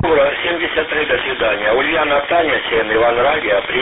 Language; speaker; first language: Russian; native; Russian